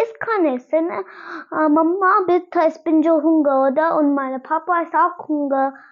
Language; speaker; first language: German; non-native, learner; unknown